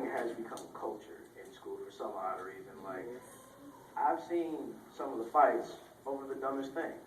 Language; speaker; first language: English; native; English